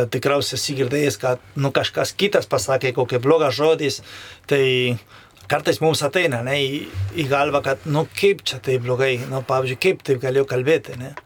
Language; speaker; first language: Lithuanian; non-native, fluent; Spanish